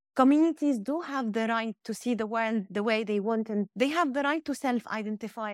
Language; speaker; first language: English; non-native, fluent; Arabic